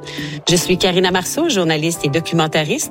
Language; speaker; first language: French; native; French